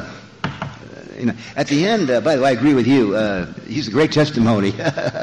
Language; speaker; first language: English; native; English